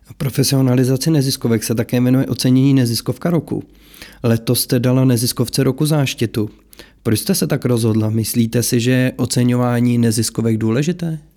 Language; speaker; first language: Czech; native; Czech